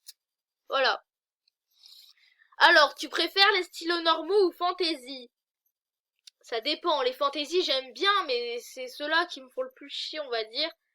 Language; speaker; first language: French; native; French